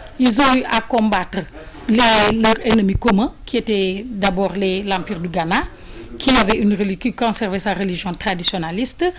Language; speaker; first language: French; non-native, local second language; Wolof